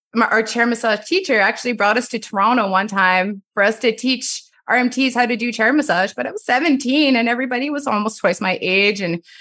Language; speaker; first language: English; non-native, fluent; French